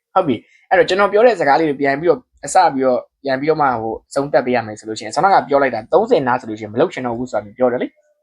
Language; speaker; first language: Burmese; native; Burmese